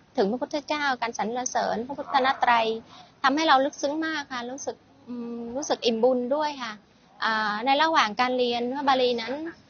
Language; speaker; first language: Thai; non-native, fluent; Vietnamese